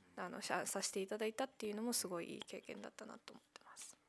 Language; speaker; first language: Japanese; native; Japanese